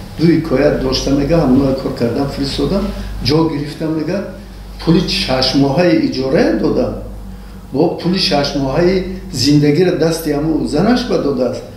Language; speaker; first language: Tajik; native; Tajik